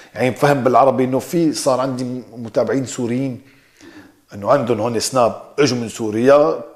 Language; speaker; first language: Arabic; early bilingual, heritage; Arabic